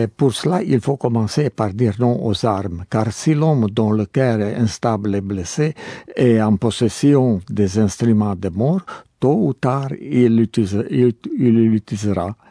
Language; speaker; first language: French; non-native, learner; Croatian